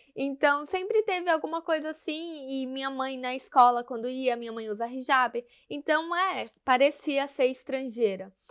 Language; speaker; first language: Portuguese; native; Portuguese